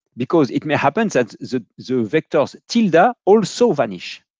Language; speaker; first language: English; non-native, fluent; French